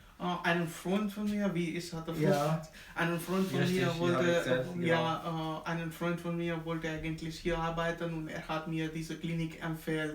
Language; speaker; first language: German; non-native, learner; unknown